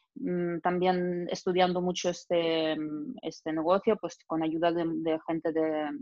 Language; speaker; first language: Spanish; non-native, fluent; Russian